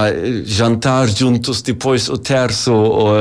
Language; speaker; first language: Portuguese; non-native, learner; German